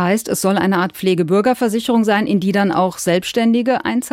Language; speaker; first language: German; native; German